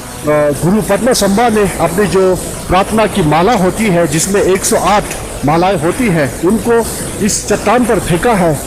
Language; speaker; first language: Hindi; native; Hindi